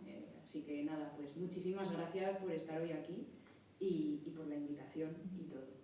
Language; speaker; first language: Spanish; native; Spanish